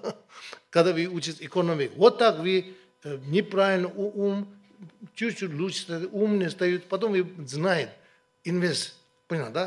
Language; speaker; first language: Russian; non-native, learner; Tibetan